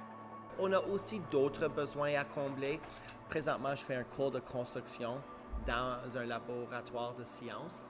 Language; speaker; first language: French; native; French